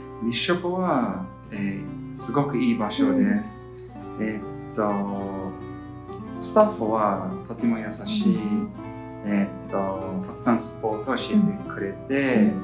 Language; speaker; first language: Japanese; non-native, learner; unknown